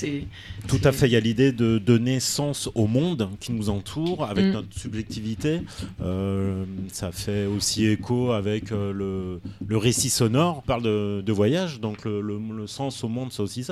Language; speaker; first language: French; native; French